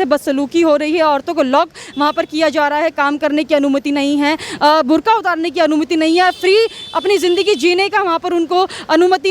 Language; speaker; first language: Hindi; native; Hindi